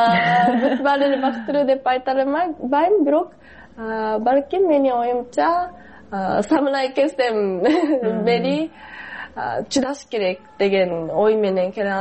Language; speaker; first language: Kyrgyz; non-native, fluent; Japanese